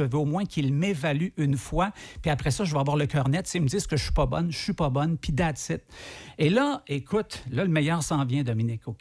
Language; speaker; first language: French; native; French